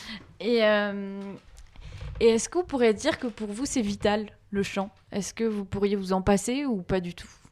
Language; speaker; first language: French; native; French